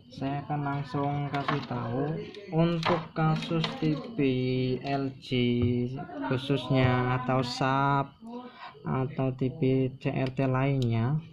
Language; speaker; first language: Indonesian; non-native, local second language; Javanese